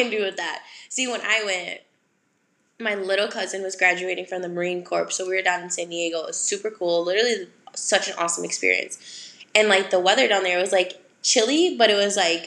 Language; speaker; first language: English; native; English